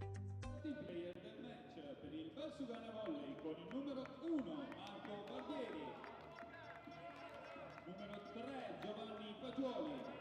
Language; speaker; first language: Italian; native; Italian